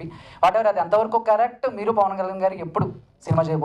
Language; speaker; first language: Telugu; native; Telugu